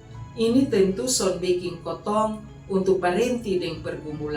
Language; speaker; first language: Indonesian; non-native, local second language; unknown